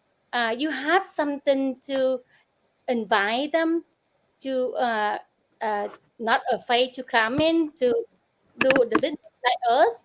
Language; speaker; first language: English; non-native, learner; Vietnamese